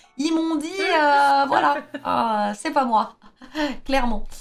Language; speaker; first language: French; native; French